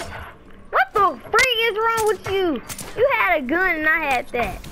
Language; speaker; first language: English; native; English